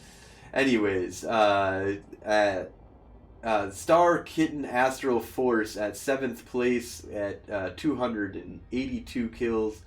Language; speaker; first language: English; native; English